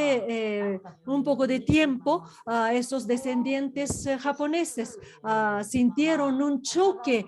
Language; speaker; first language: Spanish; non-native, fluent; Japanese